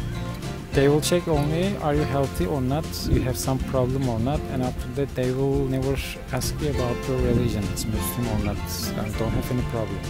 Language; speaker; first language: English; non-native, fluent; Turkish